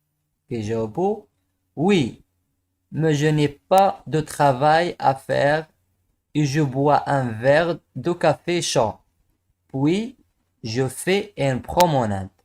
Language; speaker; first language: French; non-native, local second language; Arabic